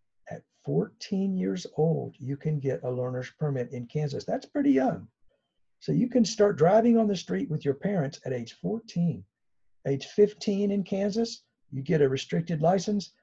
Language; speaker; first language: English; native; English